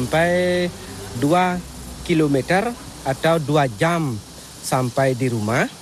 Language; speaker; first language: Indonesian; non-native, local second language; Balinese